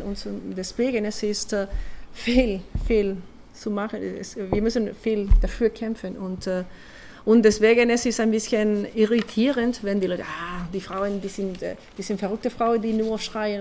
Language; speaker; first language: German; non-native, learner; Spanish